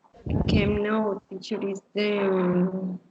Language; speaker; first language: English; non-native, learner; Spanish